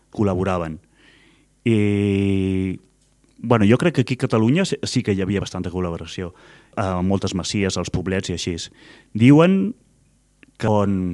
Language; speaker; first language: Catalan; native; Catalan